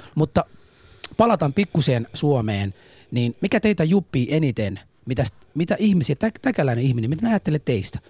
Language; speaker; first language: Finnish; early bilingual, other home language; Somali